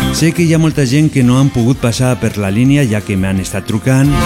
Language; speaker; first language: Catalan; non-native, local second language; Spanish